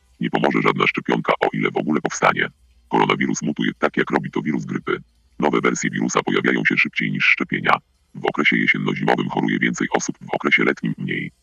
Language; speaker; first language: Polish; native; Polish